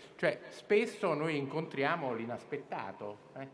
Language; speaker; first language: Italian; native; Italian